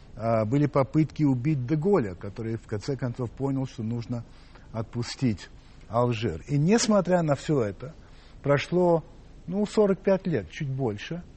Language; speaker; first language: Russian; non-native, fluent; English